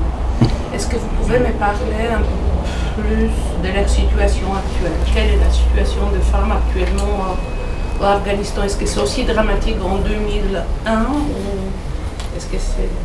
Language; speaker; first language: French; non-native, fluent; Polish